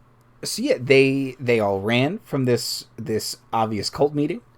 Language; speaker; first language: English; native; English